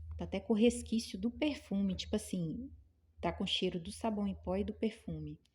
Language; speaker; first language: Portuguese; native; Portuguese